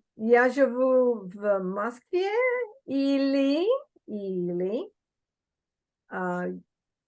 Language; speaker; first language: Russian; non-native, fluent; English